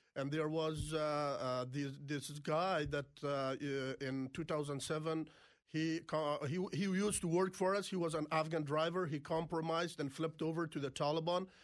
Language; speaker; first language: English; non-native, fluent; Persian